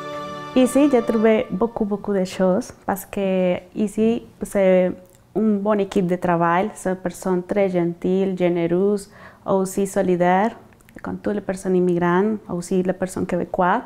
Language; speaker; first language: French; non-native, learner; Spanish